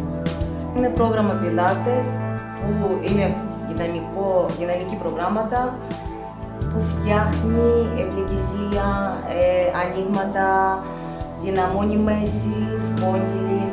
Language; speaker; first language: Greek; non-native, learner; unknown